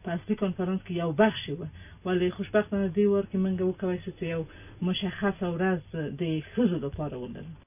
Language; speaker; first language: Pashto; non-native, local second language; Persian